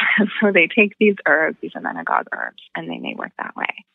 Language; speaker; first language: English; native; English